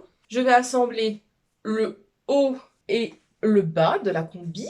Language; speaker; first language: French; native; French